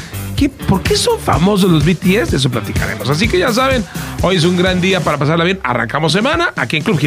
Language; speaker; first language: Spanish; native; Spanish